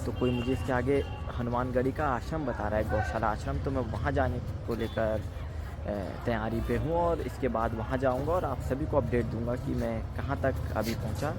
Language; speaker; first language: Hindi; native; Hindi